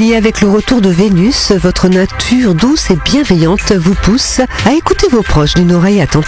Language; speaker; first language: French; native; French